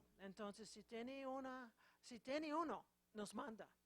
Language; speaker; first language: Spanish; non-native, fluent; English